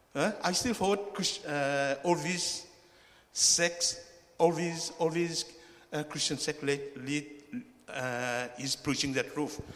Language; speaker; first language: English; non-native, fluent; Chinese